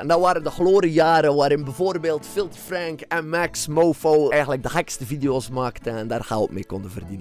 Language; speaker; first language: Dutch; native; Dutch